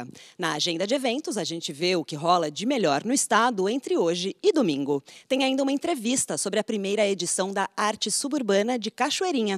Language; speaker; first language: Portuguese; native; Portuguese